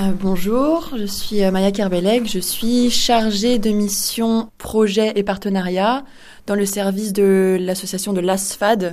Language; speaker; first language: French; native; French